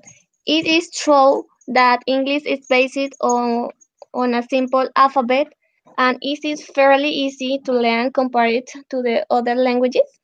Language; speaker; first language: English; non-native, learner; Spanish